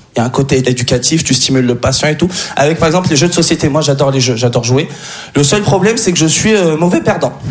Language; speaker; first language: French; native; French